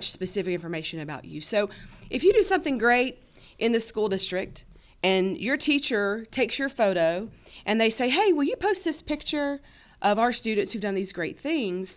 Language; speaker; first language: English; native; English